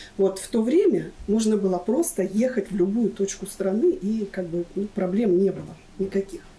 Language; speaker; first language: Russian; native; Russian